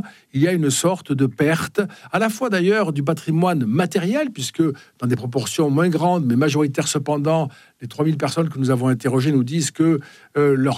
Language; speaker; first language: French; native; French